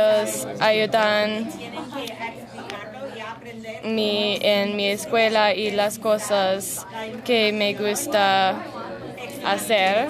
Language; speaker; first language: Spanish; non-native, learner; English